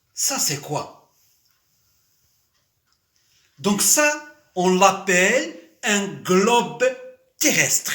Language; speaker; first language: French; non-native, local second language; Arabic